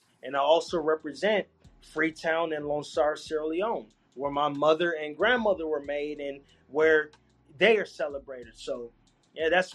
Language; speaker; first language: English; native; English